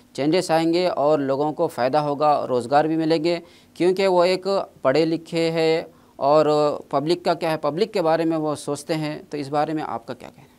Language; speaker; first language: Urdu; native; Urdu